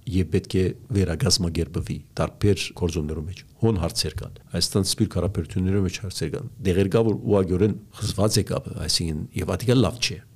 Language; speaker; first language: Armenian; early bilingual, heritage; Arabic